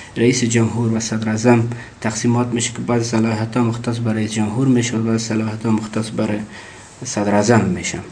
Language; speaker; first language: Persian; native; Persian